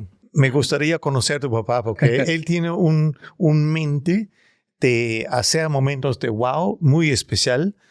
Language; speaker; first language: Spanish; non-native, learner; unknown